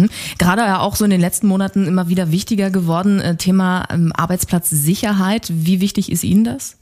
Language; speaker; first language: German; native; German